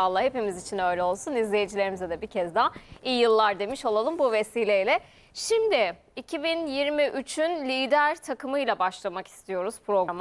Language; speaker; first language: Turkish; native; Turkish